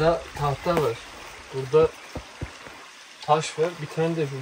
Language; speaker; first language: Turkish; native; Turkish